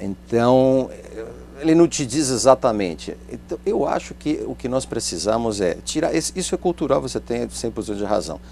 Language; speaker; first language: Portuguese; non-native, fluent; Spanish